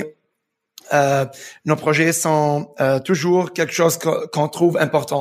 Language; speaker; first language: French; early bilingual, heritage; French